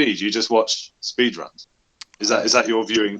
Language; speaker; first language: English; native; English